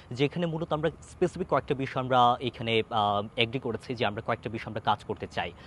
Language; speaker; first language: Bangla; non-native, local second language; Chakma